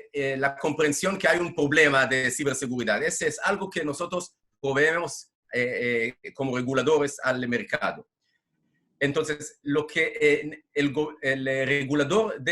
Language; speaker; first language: Spanish; non-native, fluent; Hebrew